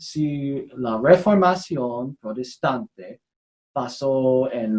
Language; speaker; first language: Spanish; non-native, learner; English